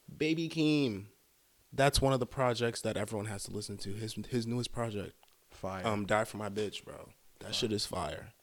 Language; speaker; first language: English; early bilingual, other home language; French